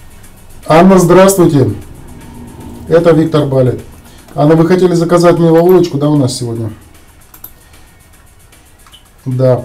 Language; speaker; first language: Russian; native; Russian